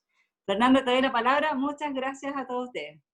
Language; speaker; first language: Spanish; native; Spanish